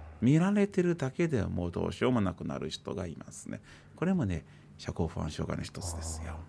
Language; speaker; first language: Japanese; native; Japanese